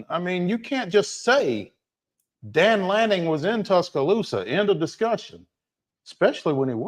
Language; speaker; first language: English; native; English